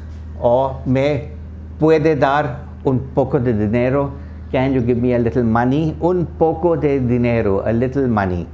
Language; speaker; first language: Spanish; non-native, fluent; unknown